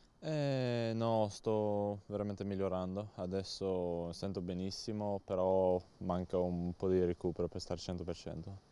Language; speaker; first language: Italian; non-native, learner; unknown